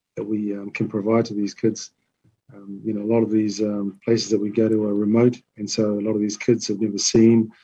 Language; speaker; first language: English; native; English